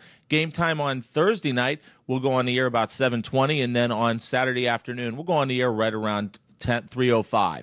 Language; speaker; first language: English; native; English